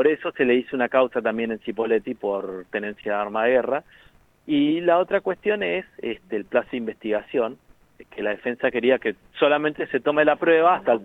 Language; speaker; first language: Spanish; native; Spanish